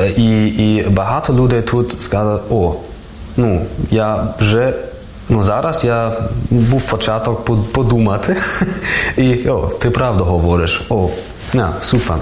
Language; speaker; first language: Ukrainian; non-native, learner; German